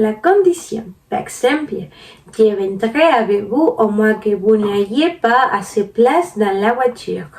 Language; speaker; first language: French; non-native, learner; Spanish